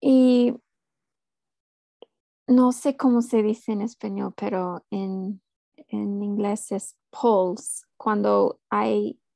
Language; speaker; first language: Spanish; non-native, fluent; English